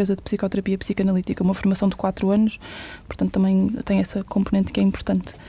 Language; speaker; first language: Portuguese; early bilingual, other home language; English